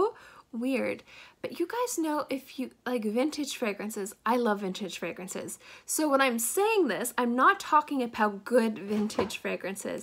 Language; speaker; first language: English; native; English